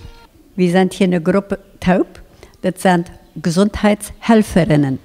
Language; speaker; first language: German; non-native, local second language; Plautdietsch